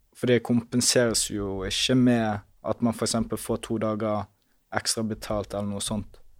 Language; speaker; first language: Norwegian; native; Norwegian